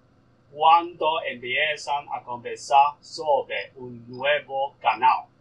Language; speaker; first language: Spanish; non-native, learner; Cantonese